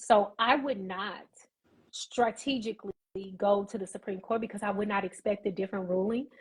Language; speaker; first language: English; native; English